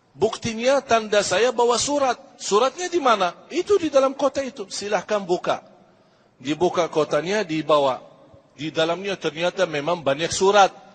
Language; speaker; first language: Malay; non-native, fluent; Arabic